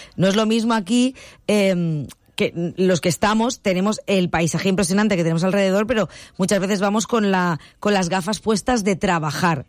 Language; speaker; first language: Spanish; native; Spanish